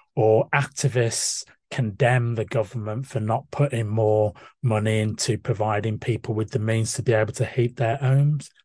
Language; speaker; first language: English; native; English